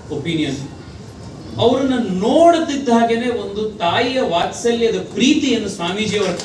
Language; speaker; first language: Kannada; native; Kannada